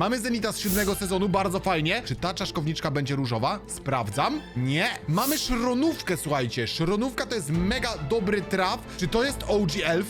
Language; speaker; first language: Polish; native; Polish